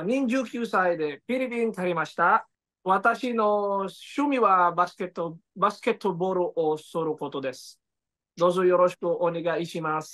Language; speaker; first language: Japanese; non-native, learner; Filipino